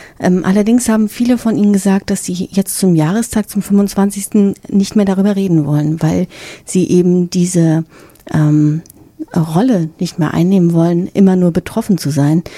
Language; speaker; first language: German; native; German